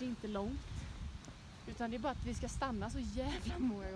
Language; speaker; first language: Swedish; native; Swedish